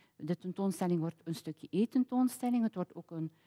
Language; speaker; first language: Dutch; native; Dutch